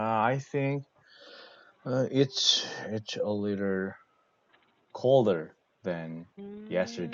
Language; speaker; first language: English; non-native, learner; Korean